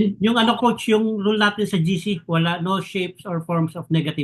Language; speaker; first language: Filipino; native; Filipino